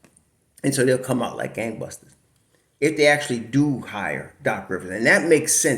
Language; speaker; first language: English; native; English